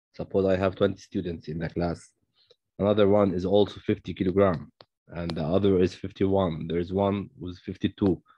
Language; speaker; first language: English; non-native, fluent; Arabic